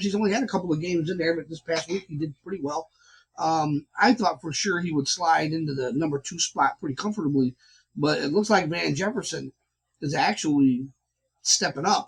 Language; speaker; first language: English; native; English